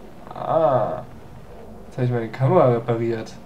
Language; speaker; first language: German; native; German